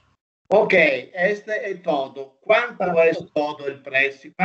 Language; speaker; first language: Spanish; non-native, learner; Italian